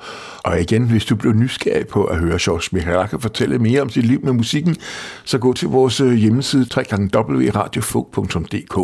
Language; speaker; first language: Danish; native; Danish